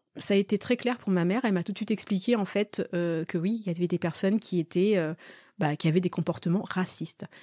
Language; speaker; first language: French; early bilingual, other home language; Malagasy